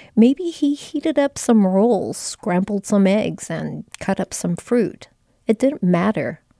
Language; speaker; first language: English; non-native, local second language; Filipino